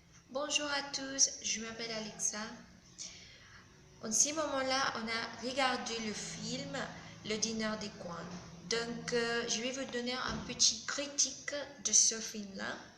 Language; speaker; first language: French; non-native, learner; Spanish